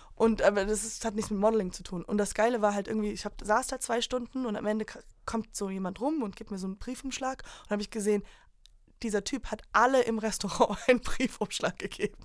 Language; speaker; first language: German; early bilingual, heritage; German